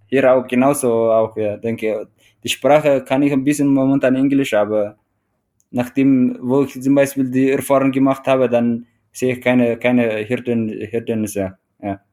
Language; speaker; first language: German; non-native, learner; Tigrinya